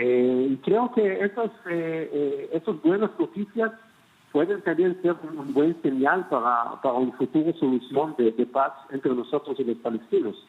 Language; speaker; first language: Spanish; non-native, fluent; Hebrew